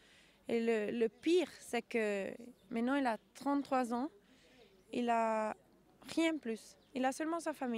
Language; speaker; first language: French; non-native, local second language; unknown